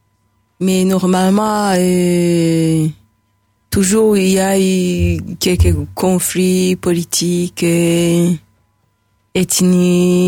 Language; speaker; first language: French; non-native, local second language; Rundi